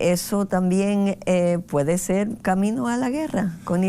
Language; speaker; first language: Spanish; non-native, fluent; English